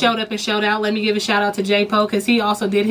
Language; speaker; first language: English; native; English